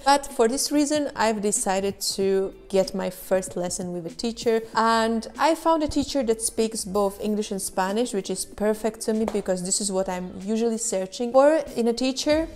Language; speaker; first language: English; non-native, fluent; Polish